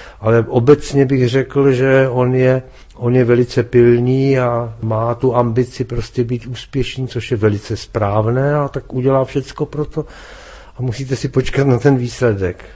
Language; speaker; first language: Czech; native; Czech